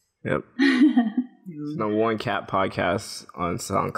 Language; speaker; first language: English; native; English